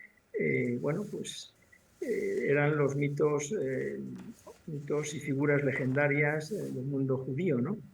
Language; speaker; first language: Spanish; native; Spanish